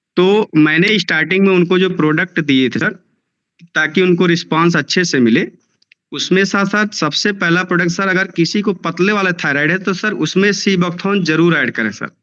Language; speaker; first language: Hindi; native; Hindi